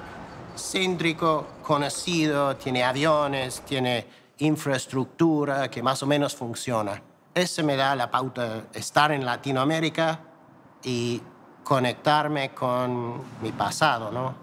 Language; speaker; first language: Spanish; non-native, fluent; English